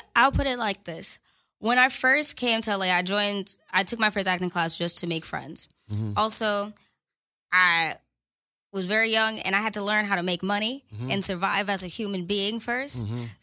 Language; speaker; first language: English; native; English